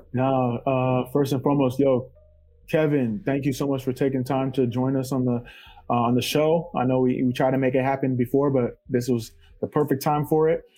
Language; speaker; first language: English; native; English